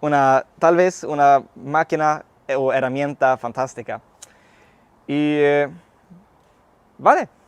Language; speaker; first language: Spanish; non-native, fluent; Swedish